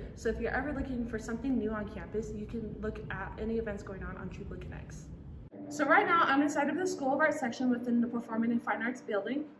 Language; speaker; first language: English; native; English